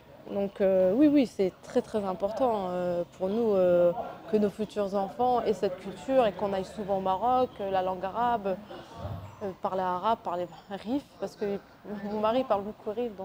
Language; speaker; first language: French; early bilingual, other home language; Arabic